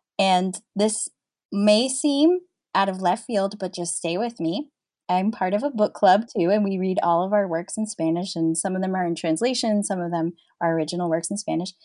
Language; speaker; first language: English; native; English